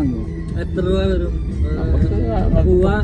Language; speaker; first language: Malayalam; non-native, learner; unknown